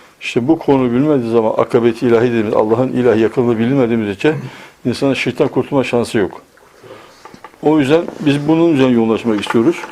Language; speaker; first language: Turkish; native; Turkish